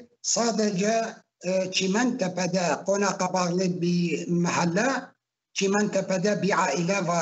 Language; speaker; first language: Turkish; non-native, fluent; Arabic